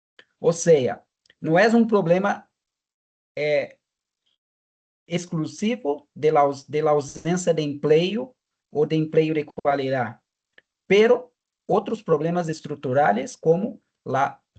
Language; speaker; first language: Spanish; non-native, fluent; Portuguese